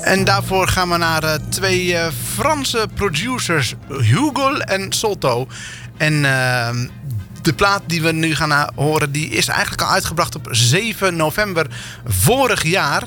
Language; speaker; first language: Dutch; native; Dutch